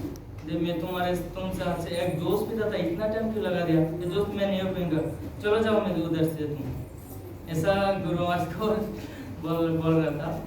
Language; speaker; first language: Hindi; non-native, local second language; Bangla